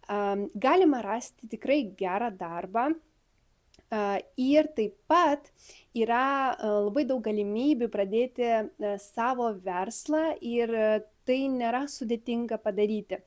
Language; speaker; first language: Lithuanian; early bilingual, other home language; Spanish